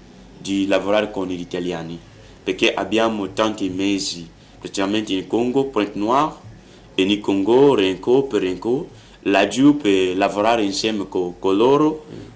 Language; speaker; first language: Italian; non-native, learner; French